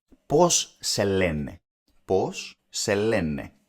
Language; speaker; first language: Greek; non-native, learner; English